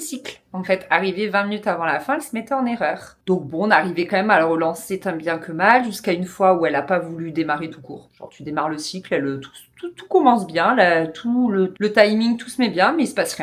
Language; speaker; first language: French; native; French